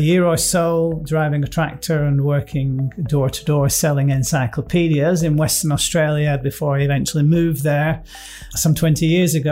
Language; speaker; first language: English; native; English